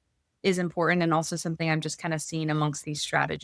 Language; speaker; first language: English; native; English